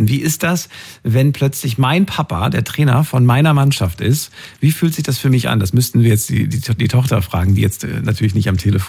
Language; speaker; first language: German; native; German